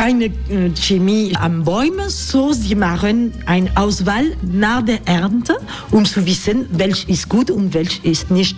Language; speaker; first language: German; non-native, learner; French